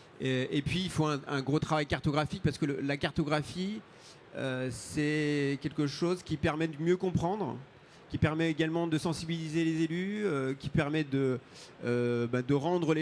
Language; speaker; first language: French; native; French